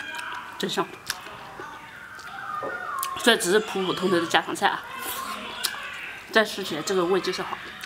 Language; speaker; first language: Chinese; native; Chinese